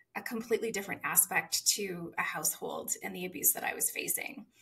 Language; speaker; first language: English; native; English